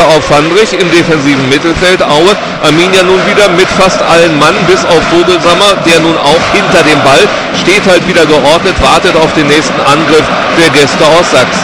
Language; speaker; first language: German; native; German